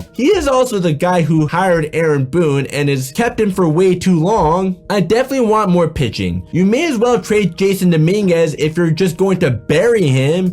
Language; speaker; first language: English; native; English